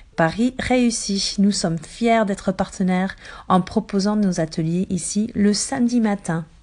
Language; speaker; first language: French; native; French